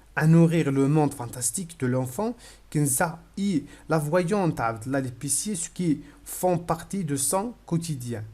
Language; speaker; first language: French; non-native, local second language; Arabic